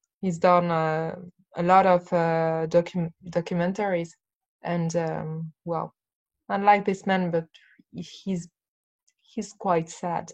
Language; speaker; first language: English; non-native, learner; French